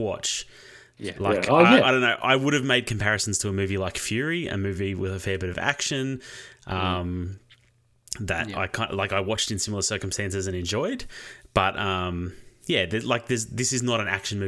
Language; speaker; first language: English; native; English